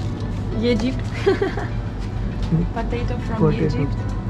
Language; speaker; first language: English; non-native, learner; Russian